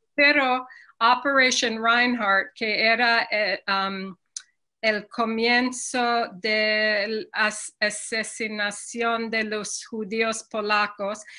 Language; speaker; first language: Spanish; non-native, fluent; English